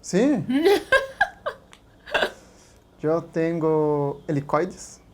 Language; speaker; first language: Spanish; non-native, learner; Portuguese